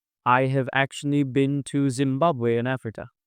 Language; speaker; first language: English; native; English